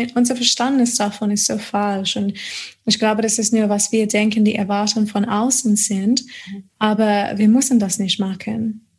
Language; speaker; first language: German; non-native, fluent; English